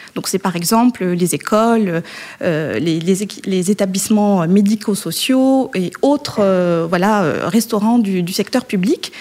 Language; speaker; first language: French; non-native, local second language; Arabic